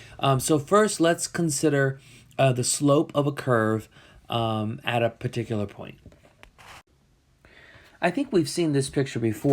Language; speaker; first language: English; native; English